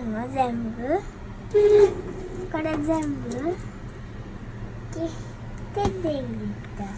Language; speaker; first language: Japanese; early bilingual, other home language; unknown